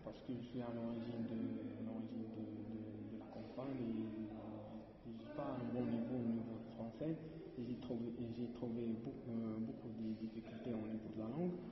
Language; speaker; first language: French; non-native, learner; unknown